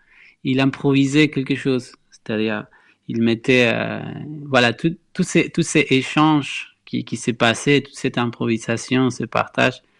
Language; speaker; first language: French; non-native, fluent; Spanish